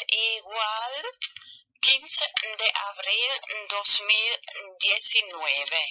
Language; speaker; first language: Spanish; non-native, fluent; German